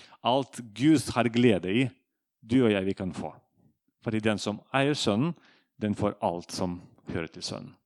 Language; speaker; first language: Norwegian; non-native, fluent; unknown